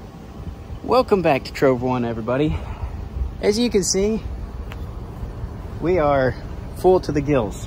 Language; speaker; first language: English; native; English